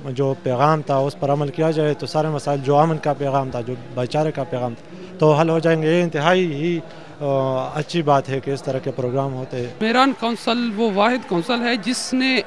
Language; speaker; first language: Urdu; non-native, local second language; Sindhi